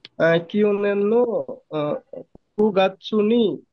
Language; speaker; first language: Japanese; non-native, learner; Bangla